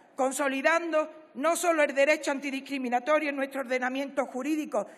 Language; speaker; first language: Spanish; native; Spanish